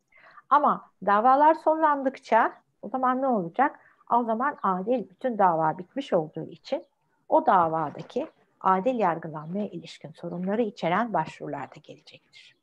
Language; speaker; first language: Turkish; native; Turkish